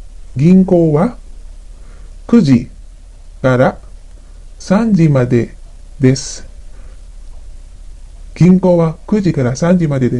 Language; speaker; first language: Japanese; non-native, fluent; Filipino